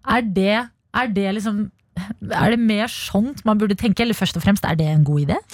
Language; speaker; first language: Norwegian; early bilingual, other home language; Albanian